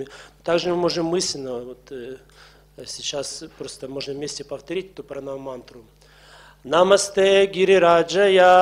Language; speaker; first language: Russian; native; Russian